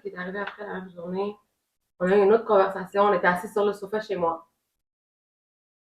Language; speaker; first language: French; native; French